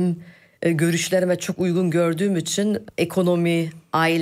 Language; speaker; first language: Turkish; early bilingual, heritage; Turkish